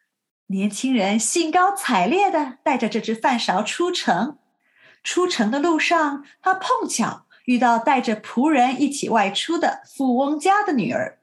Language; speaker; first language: Chinese; native; Chinese